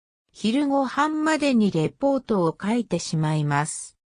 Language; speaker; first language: Japanese; non-native, learner; English